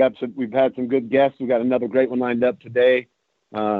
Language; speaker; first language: English; native; English